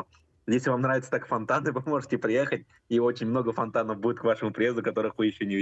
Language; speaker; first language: Russian; native; Russian